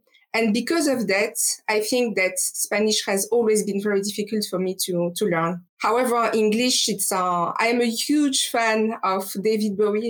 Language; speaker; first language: English; non-native, fluent; French